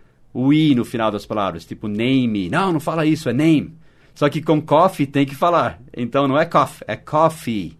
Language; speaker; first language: Portuguese; non-native, fluent; English